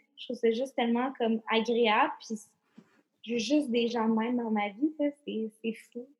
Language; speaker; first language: French; native; French